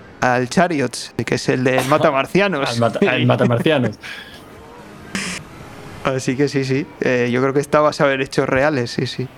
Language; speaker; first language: Spanish; native; Spanish